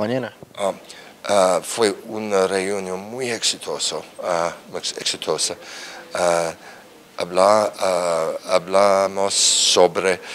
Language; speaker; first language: Spanish; non-native, learner; English